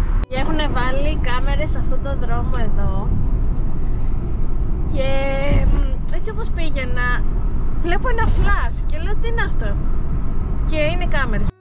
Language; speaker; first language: Greek; native; Greek